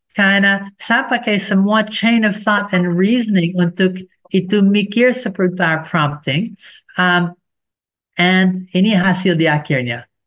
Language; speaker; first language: Indonesian; non-native, fluent; English